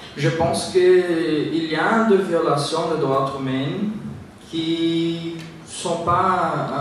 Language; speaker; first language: French; non-native, learner; Portuguese